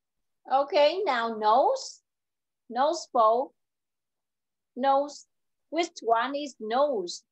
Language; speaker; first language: English; non-native, learner; Vietnamese